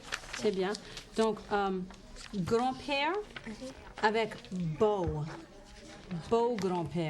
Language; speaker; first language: French; non-native, fluent; English